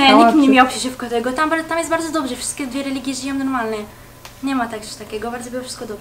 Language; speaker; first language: Polish; early bilingual, heritage; Arabic